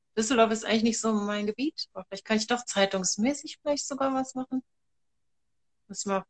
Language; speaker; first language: German; native; German